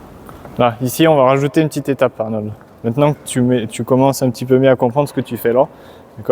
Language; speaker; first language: French; native; French